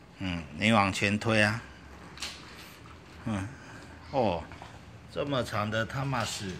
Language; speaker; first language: Chinese; native; Chinese